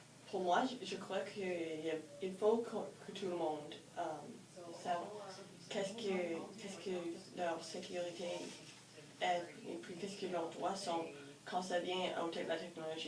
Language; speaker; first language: French; non-native, learner; English